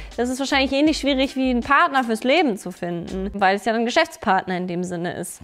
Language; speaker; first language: German; native; German